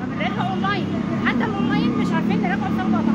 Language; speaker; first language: Arabic; native; Arabic